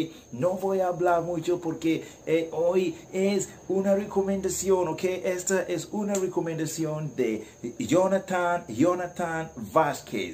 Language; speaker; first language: Spanish; non-native, learner; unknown